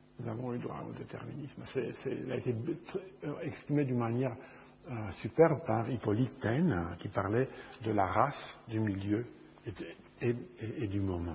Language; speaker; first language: French; non-native, fluent; Romanian